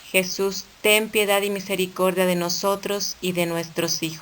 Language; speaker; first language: Spanish; native; Spanish